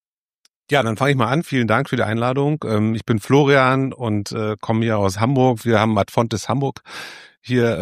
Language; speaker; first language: German; native; German